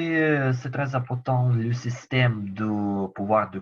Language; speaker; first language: French; non-native, learner; Ukrainian